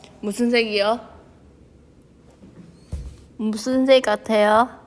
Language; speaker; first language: Korean; non-native, fluent; Chinese